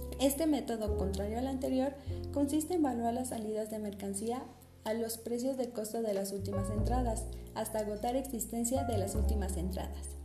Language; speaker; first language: Spanish; native; Spanish